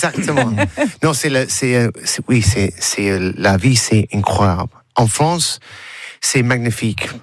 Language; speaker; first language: French; non-native, learner; English